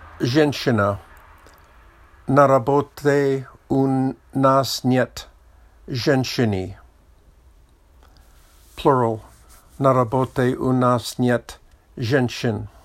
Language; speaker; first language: Russian; non-native, learner; English